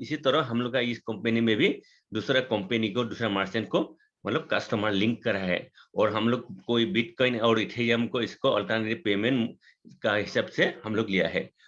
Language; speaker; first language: Hindi; non-native, local second language; Assamese